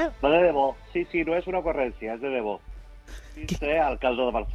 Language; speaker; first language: Catalan; non-native, local second language; Spanish